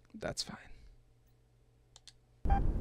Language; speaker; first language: English; native; English